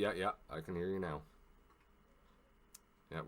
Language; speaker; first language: English; native; English